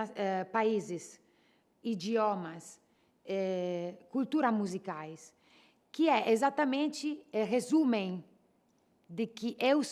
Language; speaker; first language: Portuguese; non-native, fluent; Italian